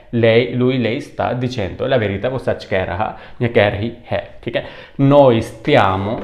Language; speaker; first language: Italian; non-native, fluent; Urdu